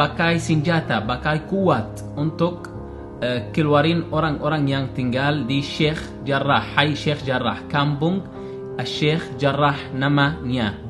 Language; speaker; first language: Indonesian; non-native, learner; Arabic